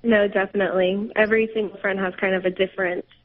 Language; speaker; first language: English; native; English